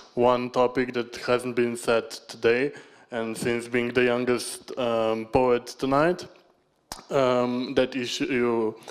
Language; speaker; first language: English; non-native, fluent; Slovenian